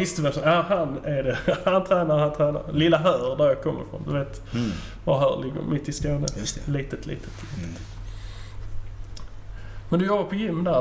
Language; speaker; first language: Swedish; native; Swedish